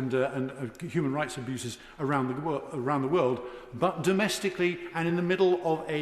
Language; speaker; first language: English; native; English